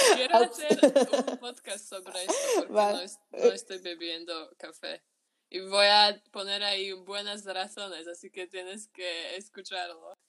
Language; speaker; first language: Spanish; non-native, fluent; Slovak